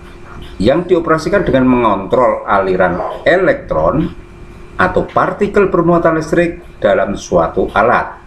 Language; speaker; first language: Indonesian; native; Indonesian